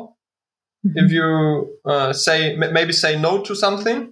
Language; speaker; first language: English; non-native, learner; German